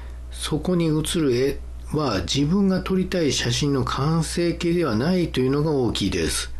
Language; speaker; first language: Japanese; native; Japanese